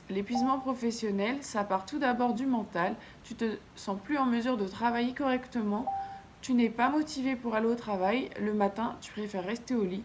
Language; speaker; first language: French; native; French